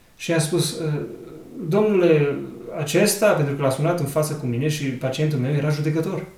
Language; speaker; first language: Romanian; native; Romanian